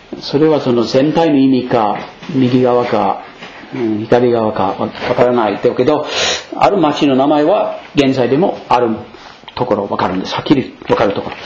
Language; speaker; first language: Japanese; non-native, fluent; English